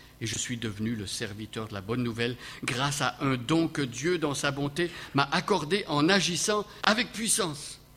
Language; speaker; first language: French; native; French